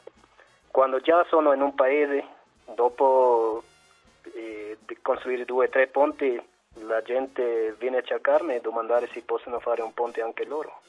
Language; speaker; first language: Italian; non-native, fluent; German